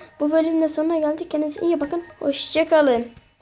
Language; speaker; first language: Turkish; native; Turkish